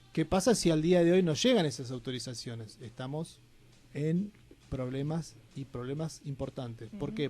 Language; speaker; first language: Spanish; native; Spanish